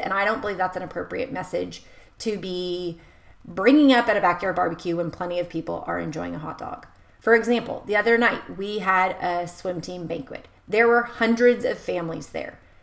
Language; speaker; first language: English; native; English